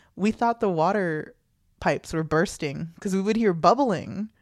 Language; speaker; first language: English; early bilingual, other home language; Filipino